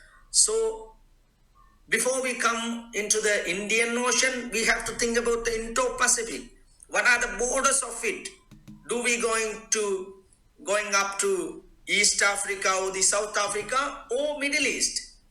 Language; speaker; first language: English; non-native, local second language; Tamil